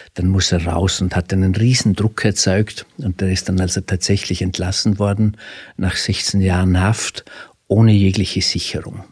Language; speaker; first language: German; native; German